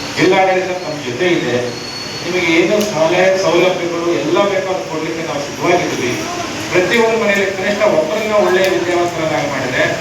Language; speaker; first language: Kannada; native; Kannada